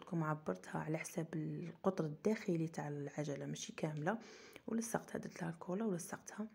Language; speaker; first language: Arabic; native; Arabic